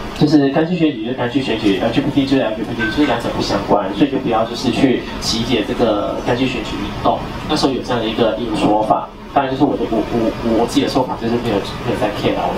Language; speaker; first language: Chinese; native; Chinese